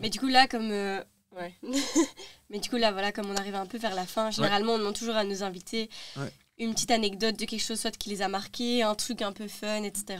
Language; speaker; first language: French; native; French